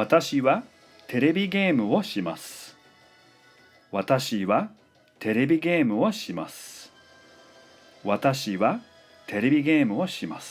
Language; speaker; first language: Japanese; non-native, fluent; English